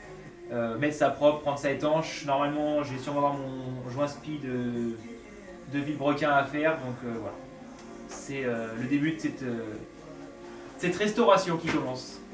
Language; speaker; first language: French; native; French